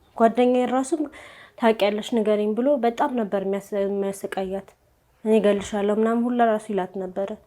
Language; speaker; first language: Amharic; native; Amharic